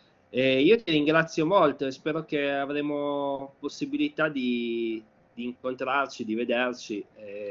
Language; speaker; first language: Italian; native; Italian